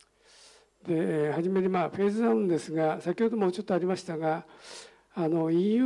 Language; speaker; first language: Japanese; native; Japanese